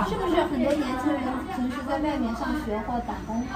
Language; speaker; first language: Chinese; native; Chinese